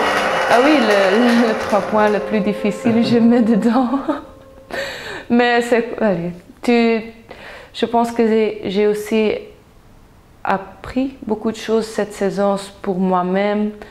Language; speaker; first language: French; non-native, local second language; Dutch